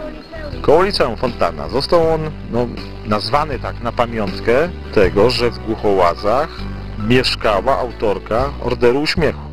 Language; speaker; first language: Polish; native; Polish